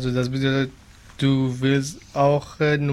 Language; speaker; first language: German; non-native, learner; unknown